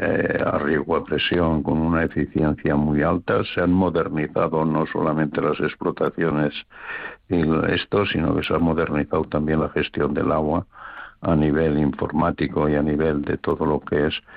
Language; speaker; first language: Spanish; native; Spanish